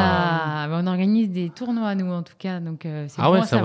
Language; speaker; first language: French; native; French